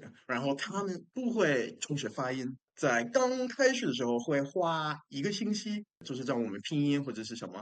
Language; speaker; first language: Chinese; non-native, fluent; English